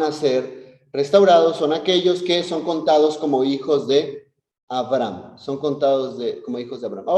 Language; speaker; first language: Spanish; native; Spanish